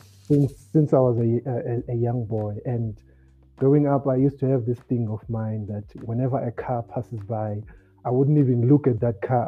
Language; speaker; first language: English; non-native, local second language; Xhosa